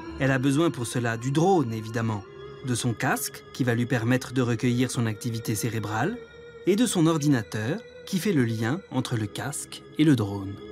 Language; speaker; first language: French; native; French